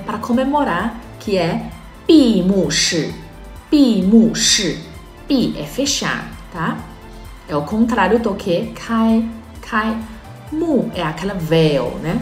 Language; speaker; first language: Portuguese; non-native, fluent; Chinese